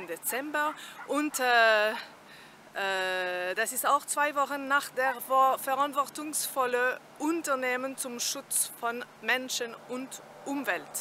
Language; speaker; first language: German; non-native, fluent; French